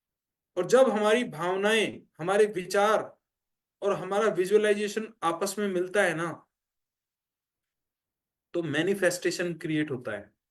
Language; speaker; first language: Hindi; native; Hindi